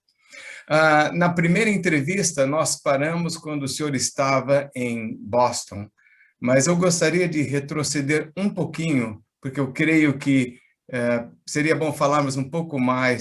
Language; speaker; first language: Portuguese; native; Portuguese